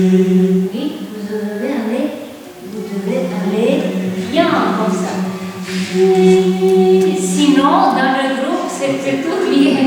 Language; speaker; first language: French; non-native, fluent; Italian